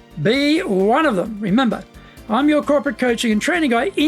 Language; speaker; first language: English; native; English